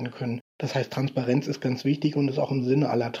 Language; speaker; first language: German; native; German